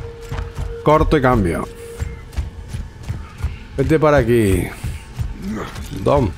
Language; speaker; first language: Spanish; native; Spanish